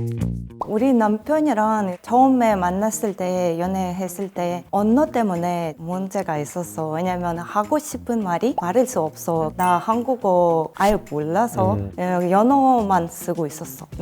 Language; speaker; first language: Korean; non-native, learner; Russian